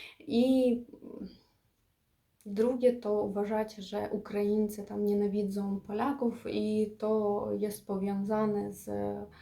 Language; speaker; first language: Polish; non-native, fluent; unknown